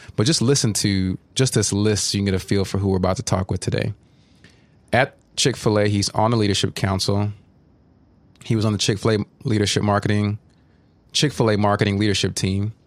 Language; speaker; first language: English; native; English